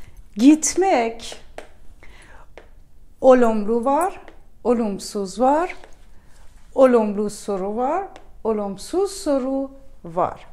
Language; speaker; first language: Turkish; non-native, learner; Persian